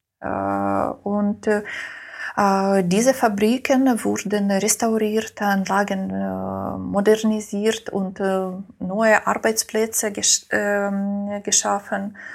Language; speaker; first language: German; non-native, learner; Ukrainian